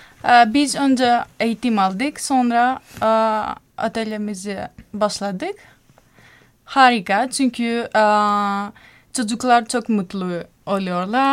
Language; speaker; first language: Turkish; non-native, learner; Finnish